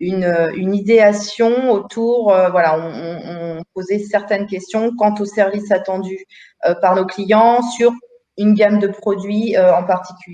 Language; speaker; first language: French; native; French